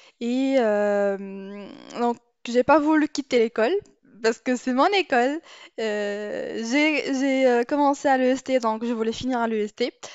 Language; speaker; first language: French; non-native, local second language; Arabic